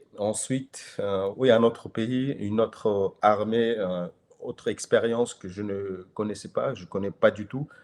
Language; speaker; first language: French; non-native, fluent; Kyrgyz